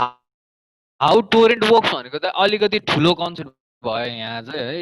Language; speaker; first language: Nepali; native; Nepali